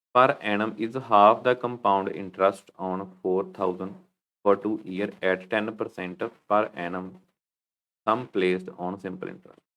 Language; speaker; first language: English; non-native, local second language; Punjabi